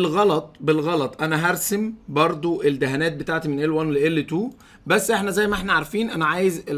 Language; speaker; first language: Arabic; native; Arabic